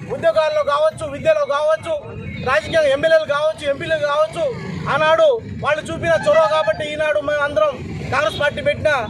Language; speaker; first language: Telugu; non-native, local second language; Lambadi